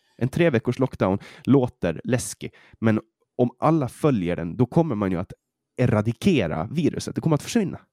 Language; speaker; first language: Swedish; native; Swedish